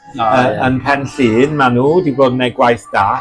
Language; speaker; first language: Welsh; native; Welsh